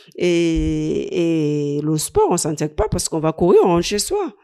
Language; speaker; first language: French; non-native, fluent; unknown